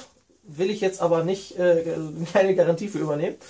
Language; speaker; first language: German; native; German